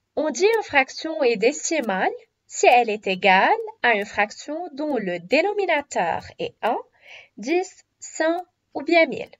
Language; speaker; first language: French; non-native, local second language; Arabic